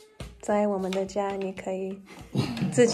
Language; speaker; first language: Chinese; non-native, learner; English